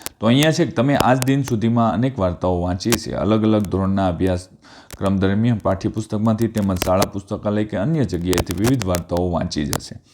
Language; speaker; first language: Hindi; non-native, local second language; Gujarati